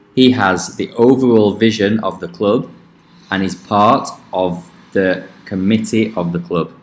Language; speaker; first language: English; native; English